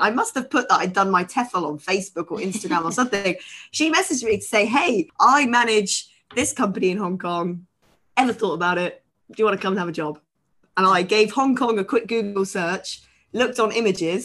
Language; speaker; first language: English; native; English